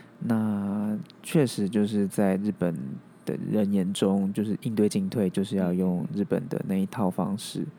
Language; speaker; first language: Chinese; native; Chinese